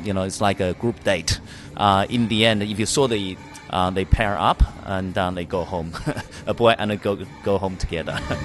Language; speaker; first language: English; non-native, fluent; Chinese